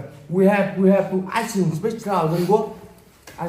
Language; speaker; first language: English; non-native, learner; Vietnamese